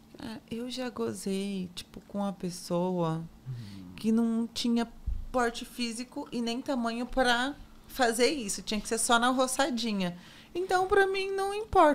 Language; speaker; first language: Portuguese; native; Portuguese